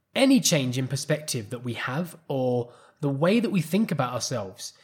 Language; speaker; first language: English; native; English